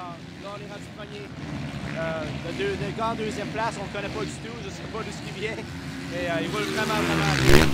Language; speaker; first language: French; native; French